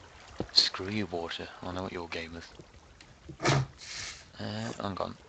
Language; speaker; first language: English; native; English